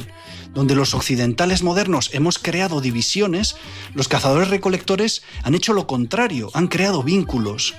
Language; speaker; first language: Spanish; native; Spanish